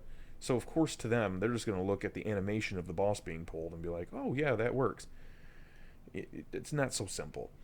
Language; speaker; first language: English; native; English